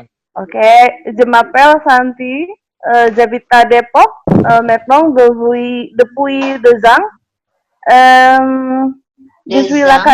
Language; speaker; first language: French; non-native, learner; Indonesian